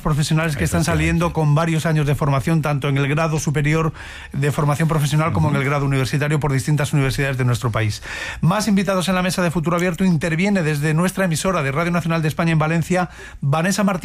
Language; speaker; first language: Spanish; native; Spanish